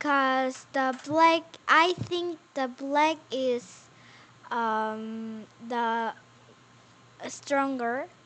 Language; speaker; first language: English; non-native, learner; Korean